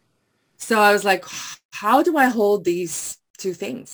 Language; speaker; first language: English; non-native, local second language; Afrikaans